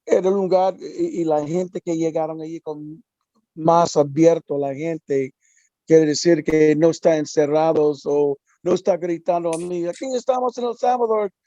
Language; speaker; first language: Spanish; non-native, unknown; English